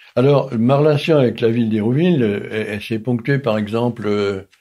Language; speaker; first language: French; native; French